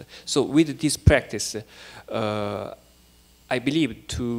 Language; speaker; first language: English; non-native, learner; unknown